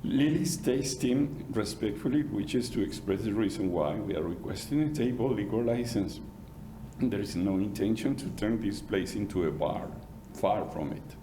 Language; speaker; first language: English; non-native, fluent; Spanish